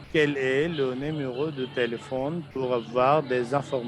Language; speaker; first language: French; non-native, fluent; Urdu